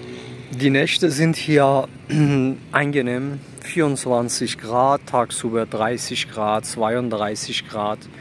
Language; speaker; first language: German; non-native, fluent; Persian